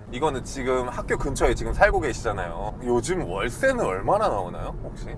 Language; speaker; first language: Korean; native; Korean